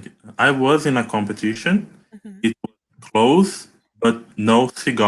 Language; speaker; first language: English; non-native, learner; Portuguese